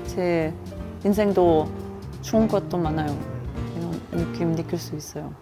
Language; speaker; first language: Korean; non-native, learner; German